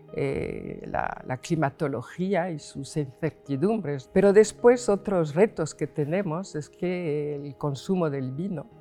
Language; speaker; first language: Spanish; non-native, fluent; French